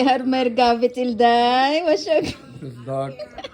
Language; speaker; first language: Norwegian; non-native, learner; Filipino